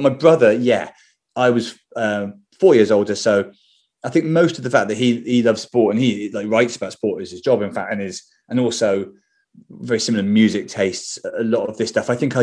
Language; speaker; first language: English; native; English